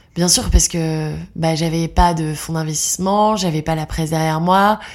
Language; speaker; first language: French; native; French